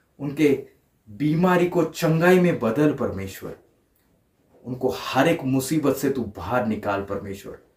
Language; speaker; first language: Hindi; non-native, local second language; Marathi